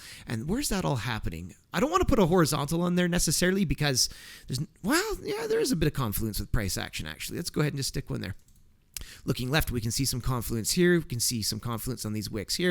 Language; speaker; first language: English; native; English